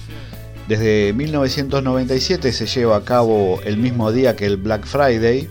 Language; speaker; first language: Spanish; native; Spanish